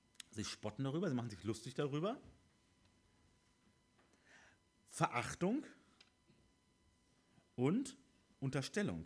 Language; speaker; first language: German; native; German